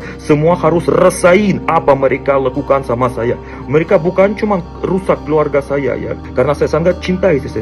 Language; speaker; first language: Indonesian; non-native, fluent; Russian